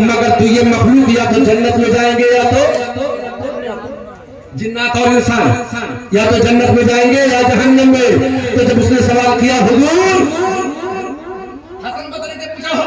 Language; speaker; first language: Urdu; native; Urdu